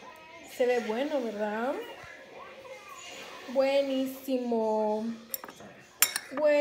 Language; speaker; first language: Spanish; early bilingual, heritage; Spanish